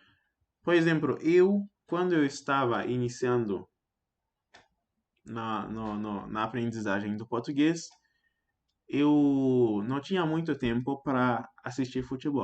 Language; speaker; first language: Portuguese; non-native, fluent; French